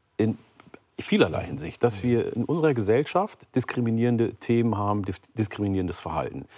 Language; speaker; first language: German; early bilingual, other home language; Oromo